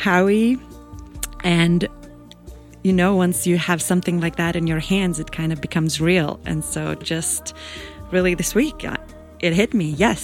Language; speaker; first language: English; non-native, fluent; Latvian